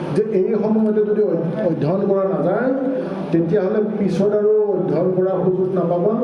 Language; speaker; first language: Assamese; non-native, local second language; Karbi